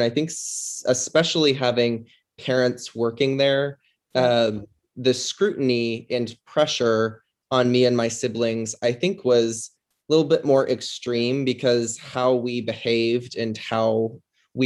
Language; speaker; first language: English; native; English